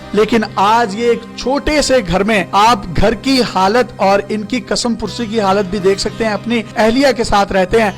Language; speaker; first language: Urdu; non-native, local second language; Punjabi